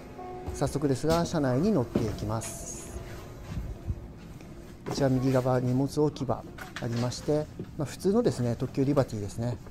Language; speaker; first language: Japanese; native; Japanese